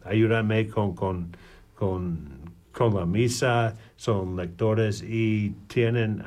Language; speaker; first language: Spanish; non-native, learner; English